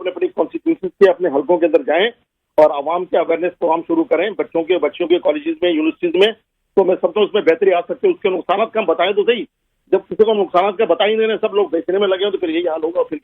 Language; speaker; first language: Urdu; native; Urdu